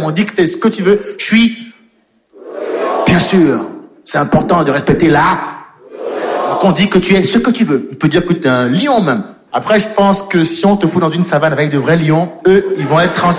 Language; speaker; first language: French; native; French